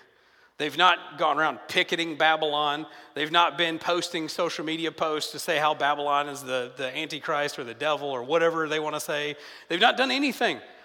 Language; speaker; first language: English; native; English